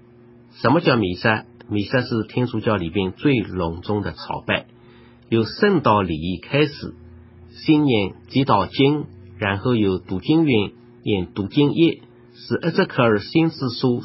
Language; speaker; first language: Chinese; native; Chinese